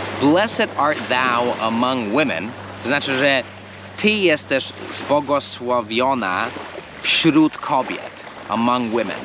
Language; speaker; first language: Polish; non-native, fluent; English